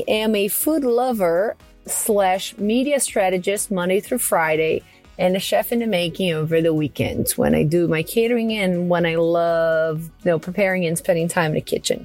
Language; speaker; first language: English; non-native, fluent; Portuguese